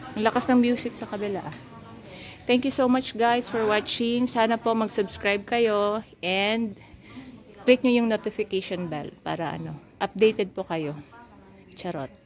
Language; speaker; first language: Filipino; non-native, local second language; Cebuano